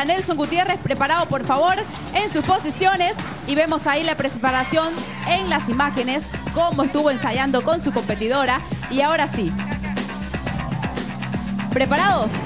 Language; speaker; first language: Spanish; native; Spanish